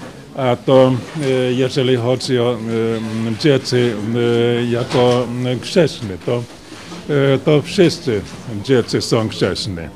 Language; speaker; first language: Polish; non-native, learner; Finnish